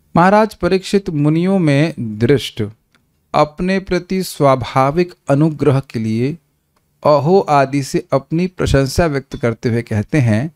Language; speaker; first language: Hindi; native; Hindi